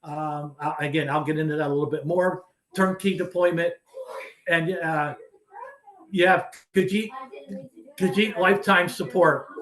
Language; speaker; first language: English; native; English